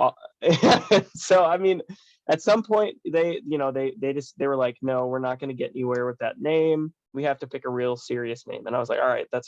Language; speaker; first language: English; native; English